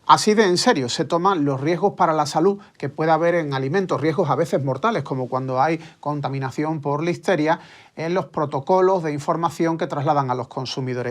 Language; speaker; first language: Spanish; native; Spanish